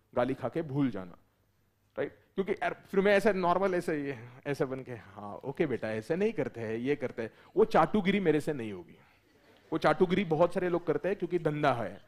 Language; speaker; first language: Hindi; non-native, local second language; Marathi